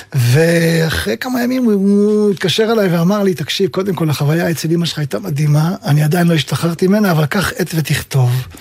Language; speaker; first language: Hebrew; early bilingual, other home language; Arabic